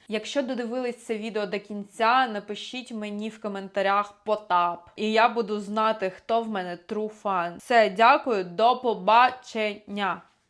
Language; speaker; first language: Ukrainian; non-native, local second language; Russian